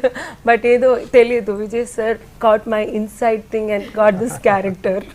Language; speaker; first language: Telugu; non-native, learner; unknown